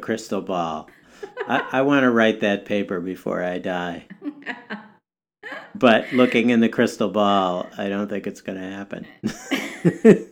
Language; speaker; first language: English; native; English